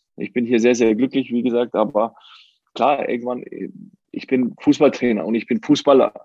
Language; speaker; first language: German; native; German